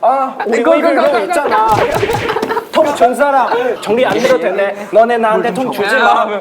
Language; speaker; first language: Korean; non-native, local second language; Chinese